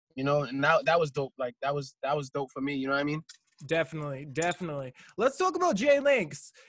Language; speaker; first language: English; native; English